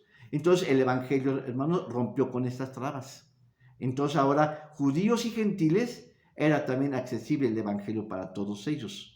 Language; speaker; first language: Spanish; native; Spanish